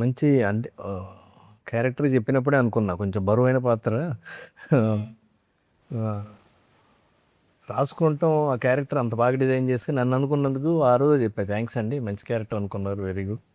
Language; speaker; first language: Telugu; native; Telugu